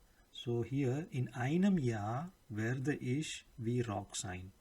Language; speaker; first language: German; non-native, learner; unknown